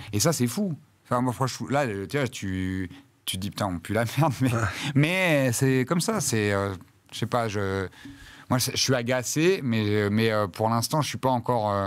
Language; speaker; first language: French; native; French